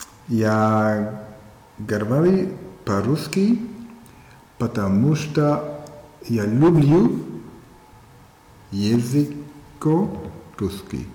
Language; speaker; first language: Russian; non-native, learner; German